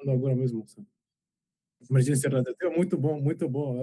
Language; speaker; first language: Portuguese; non-native, learner; Spanish